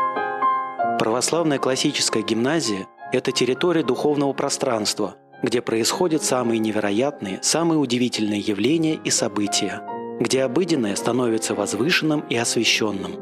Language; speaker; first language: Russian; native; Russian